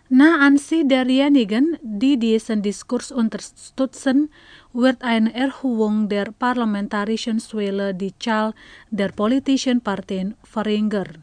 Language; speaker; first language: German; non-native, fluent; Indonesian